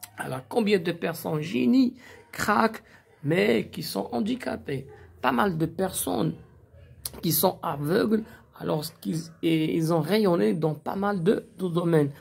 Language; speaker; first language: French; non-native, local second language; Arabic